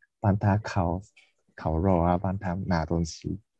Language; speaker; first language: Chinese; native; Chinese